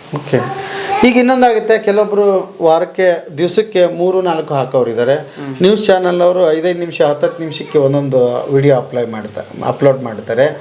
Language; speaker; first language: Kannada; native; Kannada